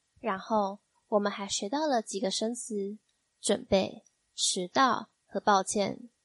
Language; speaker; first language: Chinese; native; Chinese